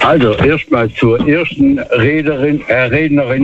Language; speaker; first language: German; native; German